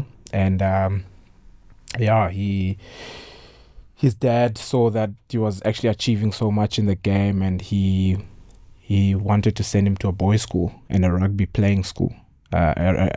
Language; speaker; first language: English; non-native, local second language; Xhosa